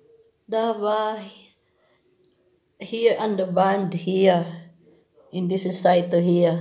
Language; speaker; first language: German; non-native, learner; Filipino